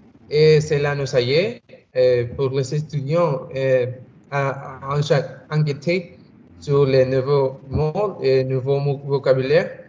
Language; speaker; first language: French; non-native, learner; Spanish